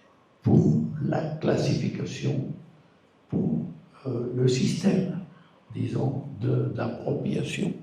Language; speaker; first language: French; non-native, fluent; Spanish